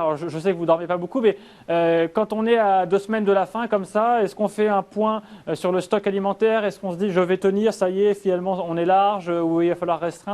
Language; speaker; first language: French; native; French